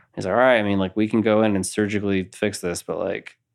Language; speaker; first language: English; native; English